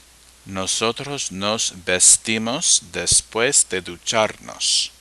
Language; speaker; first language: Spanish; non-native, fluent; English